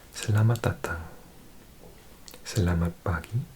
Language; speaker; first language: Indonesian; non-native, learner; Welsh